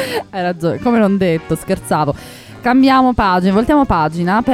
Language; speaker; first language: Italian; native; Italian